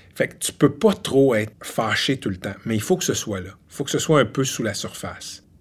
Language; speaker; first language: French; native; French